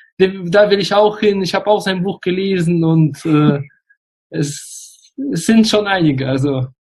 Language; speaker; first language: German; non-native, fluent; Russian